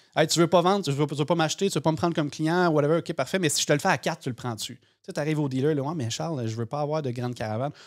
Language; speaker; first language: French; native; French